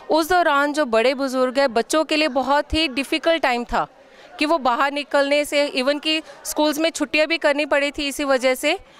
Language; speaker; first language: Hindi; native; Hindi